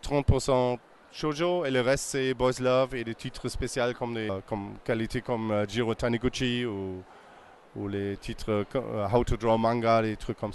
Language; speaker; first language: French; non-native, fluent; German